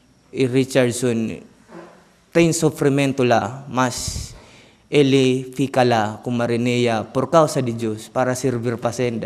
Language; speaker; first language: Portuguese; non-native, learner; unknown